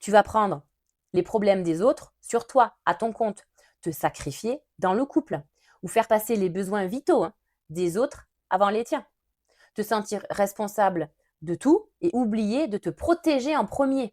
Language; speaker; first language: French; native; French